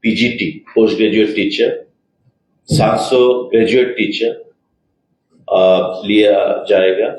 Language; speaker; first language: Hindi; non-native, local second language; Bangla